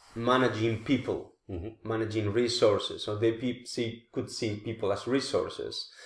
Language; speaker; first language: English; non-native, fluent; Spanish